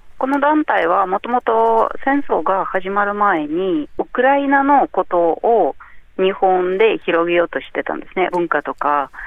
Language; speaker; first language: Japanese; non-native, fluent; Ukrainian